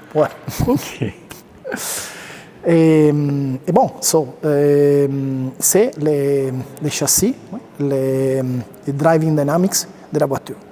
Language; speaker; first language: French; non-native, learner; Italian